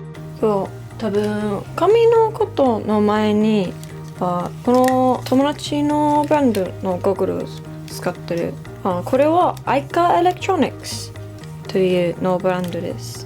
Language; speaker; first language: Japanese; non-native, learner; English